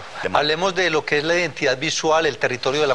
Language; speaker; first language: Spanish; native; Spanish